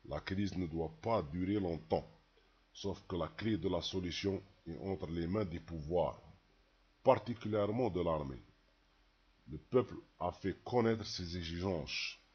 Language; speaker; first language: French; non-native, local second language; Arabic